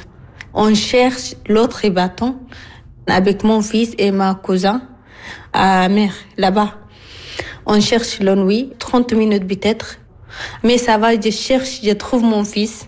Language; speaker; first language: French; non-native, learner; Arabic